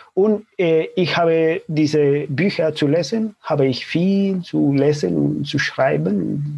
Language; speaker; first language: German; non-native, fluent; Spanish